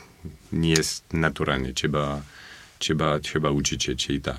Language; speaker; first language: Polish; non-native, fluent; French